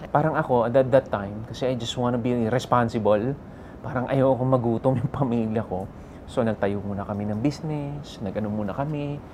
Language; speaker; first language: Filipino; native; Filipino